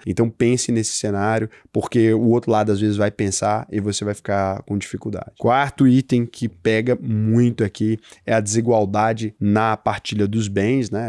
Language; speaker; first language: Portuguese; native; Portuguese